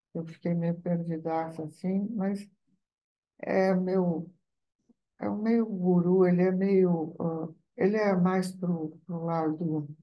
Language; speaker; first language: Portuguese; non-native, fluent; Italian